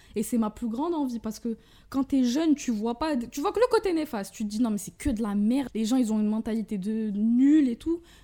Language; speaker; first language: French; early bilingual, other home language; Arabic